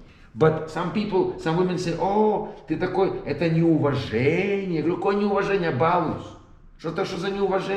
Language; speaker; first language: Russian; native; Russian